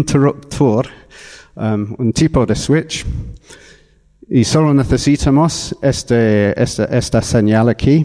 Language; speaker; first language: Spanish; non-native, fluent; English